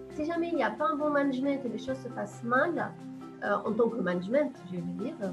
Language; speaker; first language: French; non-native, local second language; Arabic